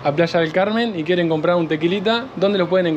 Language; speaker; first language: Spanish; native; Spanish